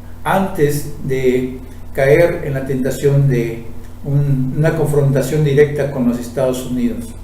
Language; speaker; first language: Spanish; native; Spanish